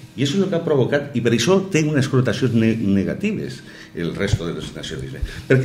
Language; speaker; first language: Spanish; non-native, local second language; Catalan